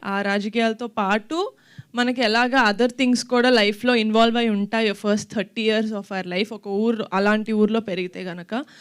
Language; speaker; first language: Telugu; native; Telugu